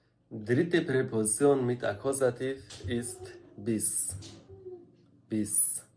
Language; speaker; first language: German; non-native, fluent; Arabic